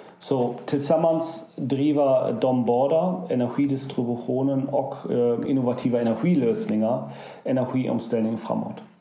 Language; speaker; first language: Swedish; non-native, fluent; German